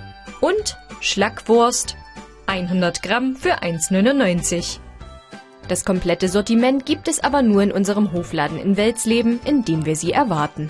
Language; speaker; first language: German; native; German